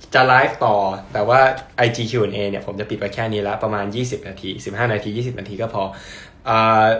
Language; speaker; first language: Thai; early bilingual, heritage; Thai